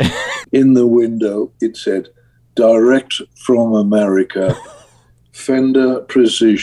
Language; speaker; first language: English; native; English